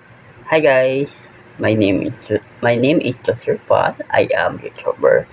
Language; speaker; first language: English; non-native, learner; Hiligaynon